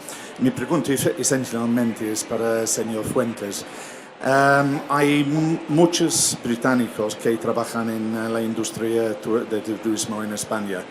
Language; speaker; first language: Spanish; non-native, fluent; English